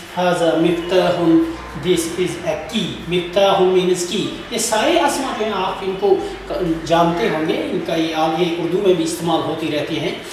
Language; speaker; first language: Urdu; non-native, local second language; Kashmiri